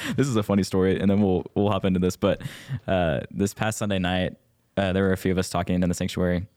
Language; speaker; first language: English; native; English